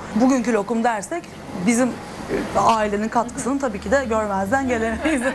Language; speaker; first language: Turkish; native; Turkish